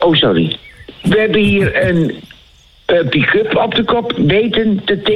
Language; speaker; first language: Dutch; native; Dutch